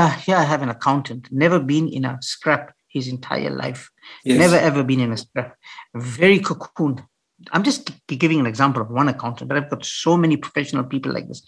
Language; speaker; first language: English; native; English